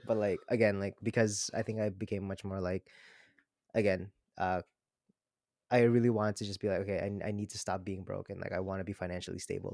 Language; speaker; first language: English; non-native, local second language; Filipino